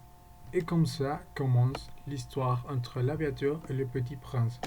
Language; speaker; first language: French; non-native, learner; Spanish